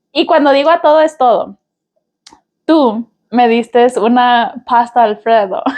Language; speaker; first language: Spanish; early bilingual, heritage; Spanish